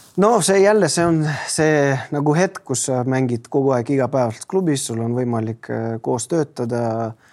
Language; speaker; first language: Estonian; non-native, local second language; Russian